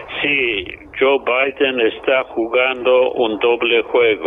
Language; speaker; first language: Spanish; non-native, fluent; English